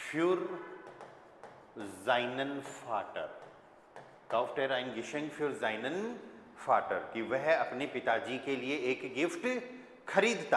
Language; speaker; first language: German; non-native, fluent; Hindi